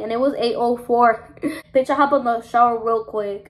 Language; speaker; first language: English; early bilingual, other home language; Spanish